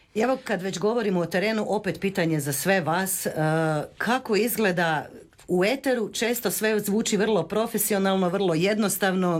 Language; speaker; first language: Croatian; native; Croatian